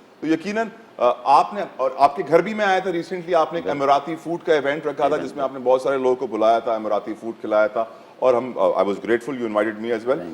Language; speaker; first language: Urdu; native; Urdu